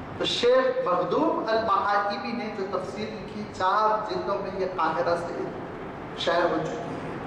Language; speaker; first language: Urdu; native; Urdu